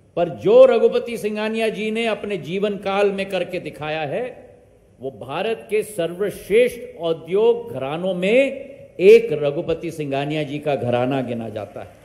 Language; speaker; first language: Hindi; native; Hindi